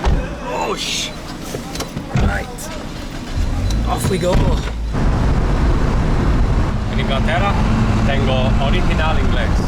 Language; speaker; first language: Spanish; non-native, learner; English